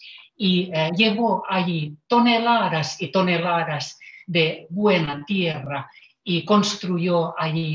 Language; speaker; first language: Spanish; non-native, fluent; Finnish